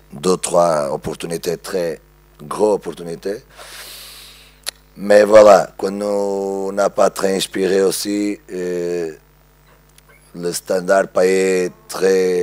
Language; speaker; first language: French; non-native, learner; Portuguese